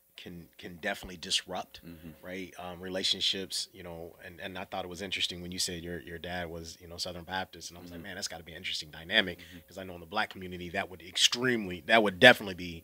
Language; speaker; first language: English; native; English